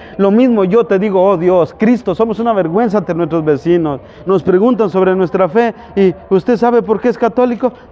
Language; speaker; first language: Spanish; native; Spanish